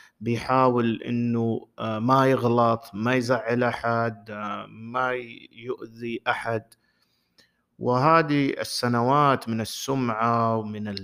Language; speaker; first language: Arabic; native; Arabic